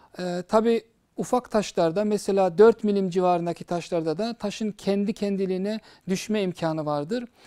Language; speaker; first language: Turkish; early bilingual, heritage; Turkish